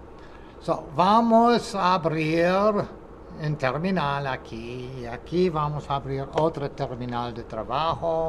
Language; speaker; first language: Spanish; non-native, fluent; English